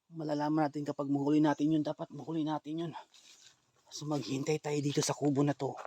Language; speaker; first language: Filipino; non-native, local second language; Cebuano